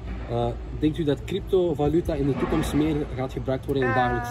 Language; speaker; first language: Dutch; native; Dutch